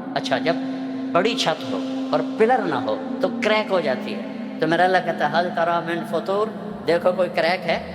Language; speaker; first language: Urdu; non-native, local second language; Punjabi